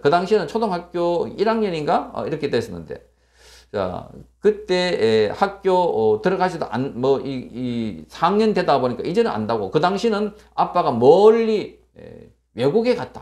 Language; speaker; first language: Korean; native; Korean